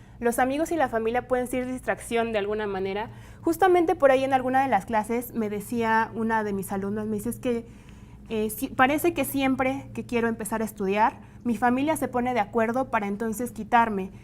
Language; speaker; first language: Spanish; native; Spanish